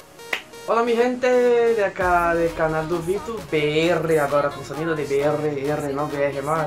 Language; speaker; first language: Spanish; non-native, fluent; Portuguese